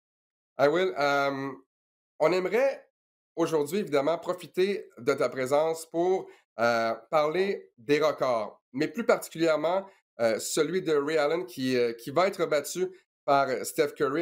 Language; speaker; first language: French; native; French